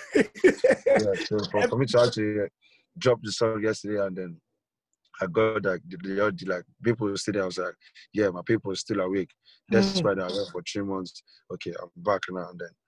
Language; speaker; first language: English; non-native, local second language; Yoruba